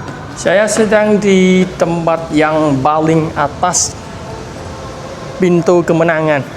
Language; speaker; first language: Indonesian; non-native, fluent; Vietnamese